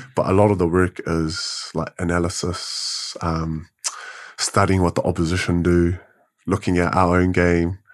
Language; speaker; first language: English; native; English